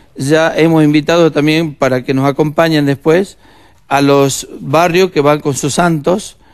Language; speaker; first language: Spanish; native; Spanish